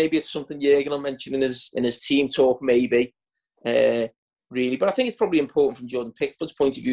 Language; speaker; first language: English; native; English